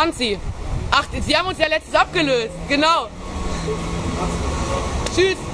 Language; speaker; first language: German; native; German